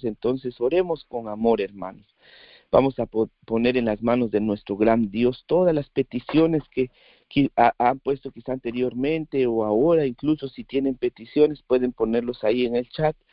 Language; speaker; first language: Spanish; native; Spanish